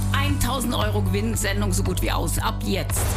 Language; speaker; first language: German; native; German